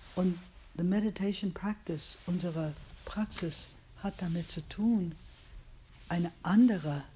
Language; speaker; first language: German; non-native, fluent; English